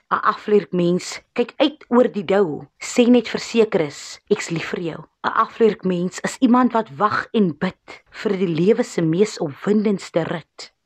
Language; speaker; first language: Afrikaans; native; Afrikaans